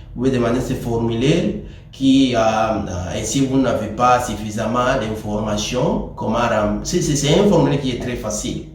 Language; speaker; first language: French; non-native, local second language; Swahili